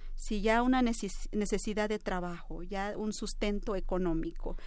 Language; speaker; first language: Spanish; non-native, local second language; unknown